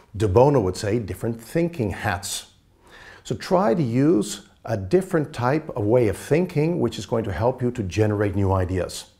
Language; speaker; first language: English; native; English